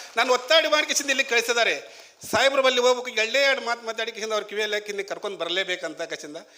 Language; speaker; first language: Kannada; native; Kannada